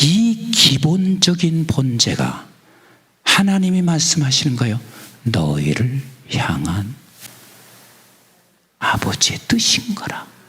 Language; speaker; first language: Korean; native; Korean